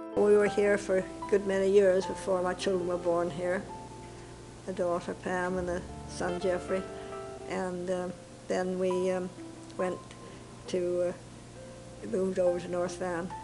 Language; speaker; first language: English; native; English